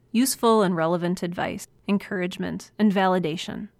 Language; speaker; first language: English; native; English